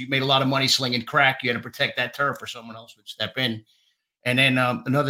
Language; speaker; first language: English; native; English